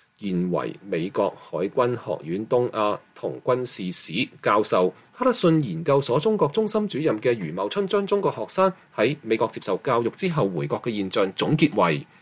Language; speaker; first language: Chinese; non-native, local second language; Cantonese